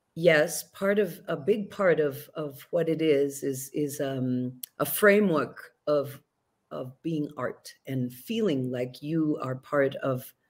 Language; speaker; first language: English; early bilingual, other home language; Spanish